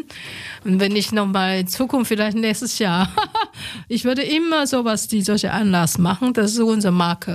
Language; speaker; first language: German; non-native, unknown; Chinese